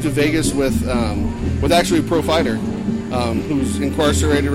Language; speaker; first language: English; native; English